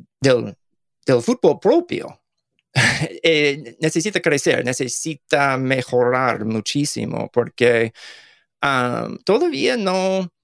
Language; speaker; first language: Spanish; non-native, learner; English